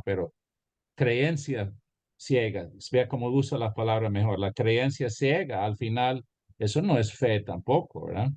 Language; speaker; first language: Spanish; early bilingual, heritage; Spanish